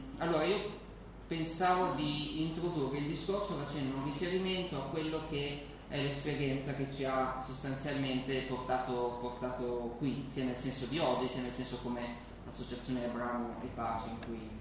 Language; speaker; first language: Italian; native; Italian